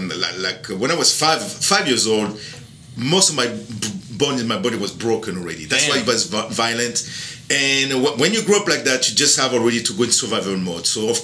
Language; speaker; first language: English; non-native, fluent; French